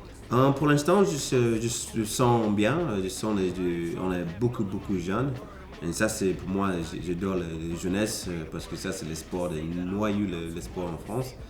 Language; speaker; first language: French; non-native, fluent; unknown